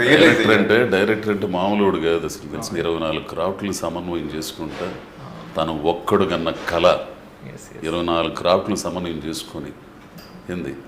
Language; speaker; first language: Telugu; native; Telugu